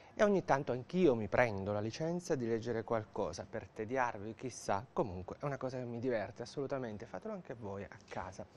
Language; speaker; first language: Italian; native; Italian